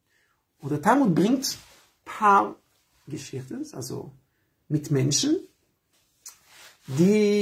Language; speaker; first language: German; non-native, fluent; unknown